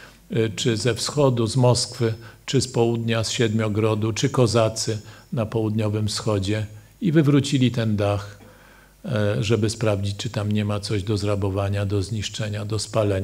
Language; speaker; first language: Polish; native; Polish